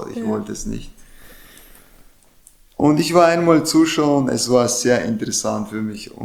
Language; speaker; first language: German; non-native, learner; Chechen